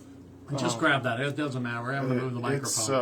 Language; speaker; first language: English; native; English